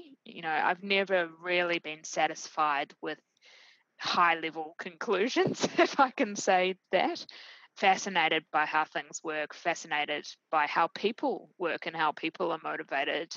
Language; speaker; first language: English; native; English